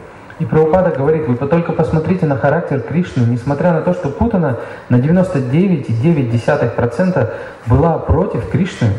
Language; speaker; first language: Russian; native; Russian